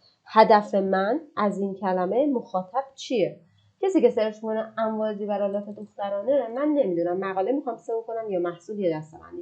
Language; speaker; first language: Persian; native; Persian